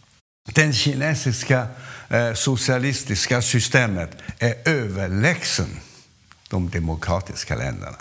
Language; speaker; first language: Swedish; non-native, fluent; Cantonese